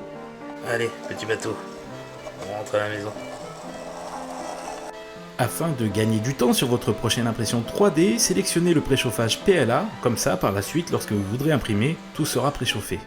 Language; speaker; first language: French; native; French